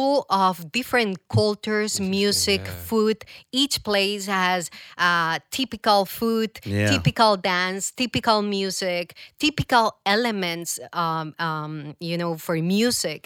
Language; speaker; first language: English; non-native, fluent; Spanish